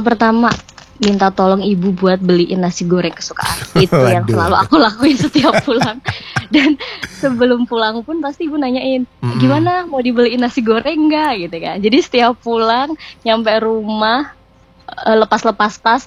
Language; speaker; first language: Indonesian; non-native, local second language; Javanese